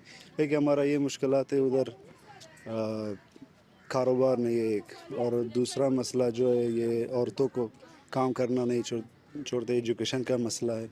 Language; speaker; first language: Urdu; non-native, fluent; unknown